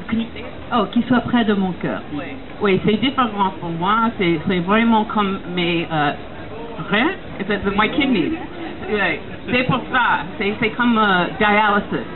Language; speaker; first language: French; non-native, learner; English